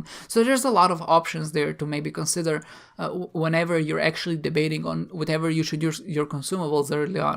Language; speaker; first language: English; non-native, fluent; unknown